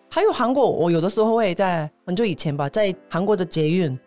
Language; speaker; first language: Chinese; non-native, fluent; Korean